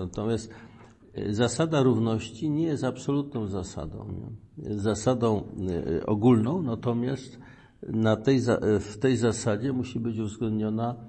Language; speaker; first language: Polish; native; Polish